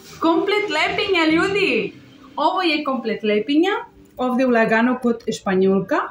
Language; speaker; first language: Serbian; non-native, learner; Spanish